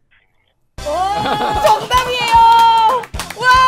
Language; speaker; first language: Korean; native; Korean